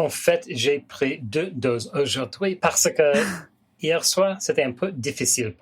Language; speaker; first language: French; non-native, fluent; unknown